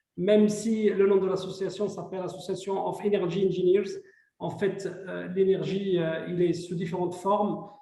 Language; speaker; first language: French; non-native, local second language; Arabic